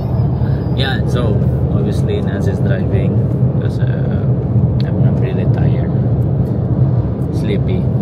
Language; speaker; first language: English; non-native, local second language; Filipino